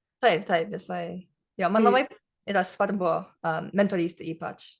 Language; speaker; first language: Lithuanian; early bilingual, heritage; English